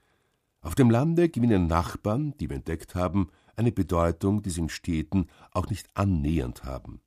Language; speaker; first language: German; native; German